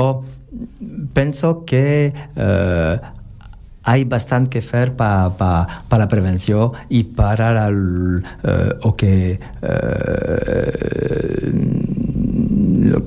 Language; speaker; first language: Catalan; non-native, learner; French